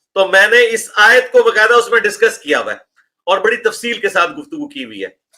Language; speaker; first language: Urdu; non-native, local second language; Punjabi